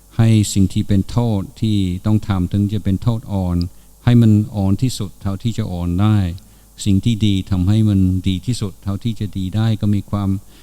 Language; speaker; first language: Thai; non-native, fluent; English